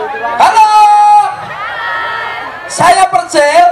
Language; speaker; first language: Indonesian; non-native, local second language; Javanese